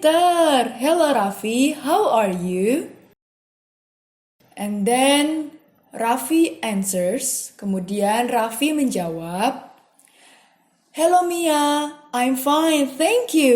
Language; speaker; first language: English; non-native, fluent; Indonesian